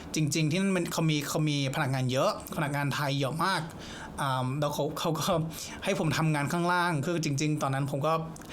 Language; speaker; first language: Thai; non-native, fluent; English